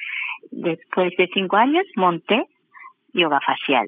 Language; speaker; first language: Spanish; non-native, learner; Japanese